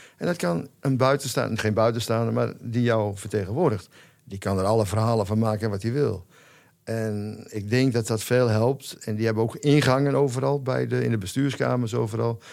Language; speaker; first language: Dutch; native; Dutch